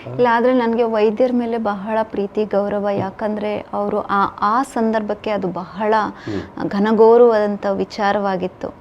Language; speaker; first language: Kannada; native; Kannada